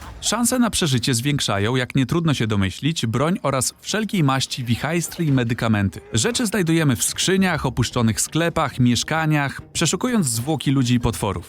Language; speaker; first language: Polish; native; Polish